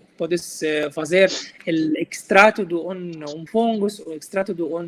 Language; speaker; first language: Portuguese; non-native, learner; Arabic